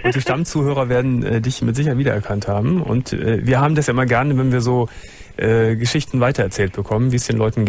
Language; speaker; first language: German; native; German